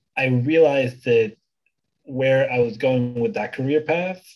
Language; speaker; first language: English; early bilingual, other home language; Bulgarian